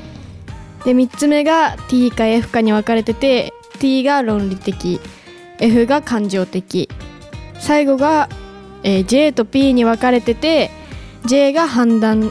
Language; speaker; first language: Japanese; native; Japanese